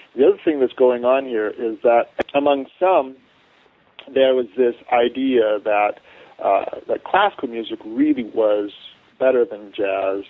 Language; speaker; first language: English; native; English